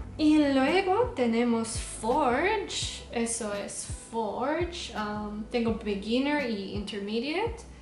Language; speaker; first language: Spanish; non-native, learner; Afrikaans